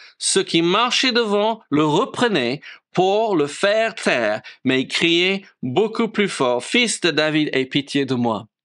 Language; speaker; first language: French; non-native, fluent; English